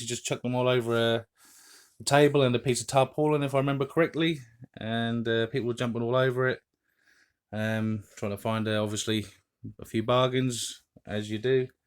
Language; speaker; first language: English; native; English